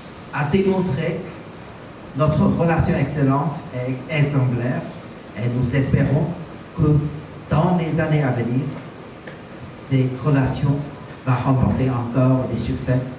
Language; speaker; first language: French; non-native, fluent; Chinese